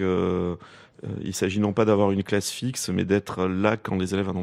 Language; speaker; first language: French; native; French